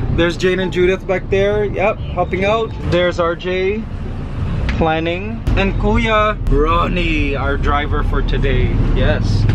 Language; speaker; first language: English; native; English